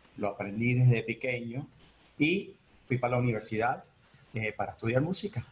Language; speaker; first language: Spanish; early bilingual, heritage; Spanish